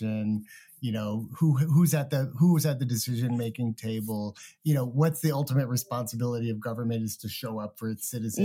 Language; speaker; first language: English; native; English